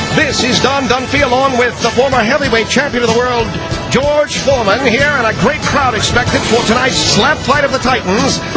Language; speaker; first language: English; native; English